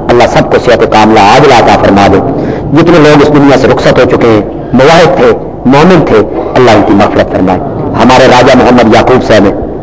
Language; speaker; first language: Urdu; non-native, local second language; Punjabi